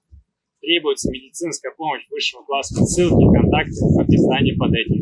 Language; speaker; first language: Russian; native; Russian